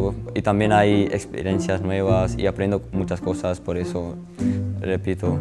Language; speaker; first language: Spanish; non-native, learner; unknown